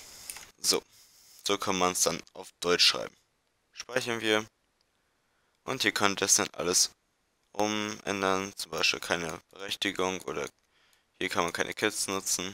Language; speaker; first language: German; native; German